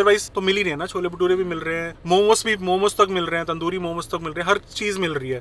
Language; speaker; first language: Hindi; native; Hindi